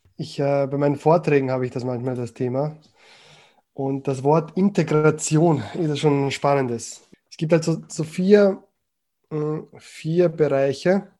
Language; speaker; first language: German; early bilingual, other home language; Croatian